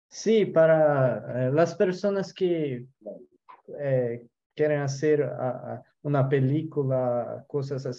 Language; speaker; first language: Spanish; non-native, local second language; Portuguese